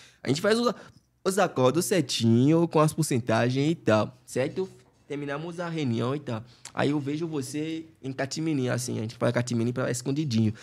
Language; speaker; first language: Portuguese; non-native, fluent; Fon